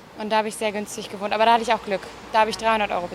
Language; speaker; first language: German; native; German